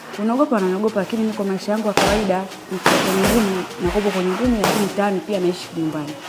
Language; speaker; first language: Swahili; native; Swahili